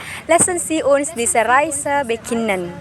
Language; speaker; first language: German; non-native, learner; Indonesian